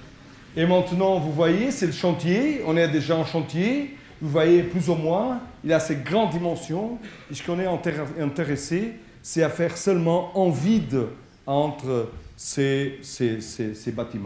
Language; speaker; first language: French; non-native, fluent; Portuguese